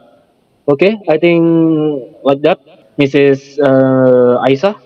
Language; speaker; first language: English; non-native, learner; Indonesian